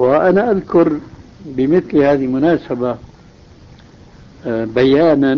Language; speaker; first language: Arabic; native; Arabic